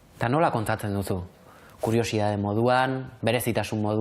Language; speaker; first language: Basque; native; Basque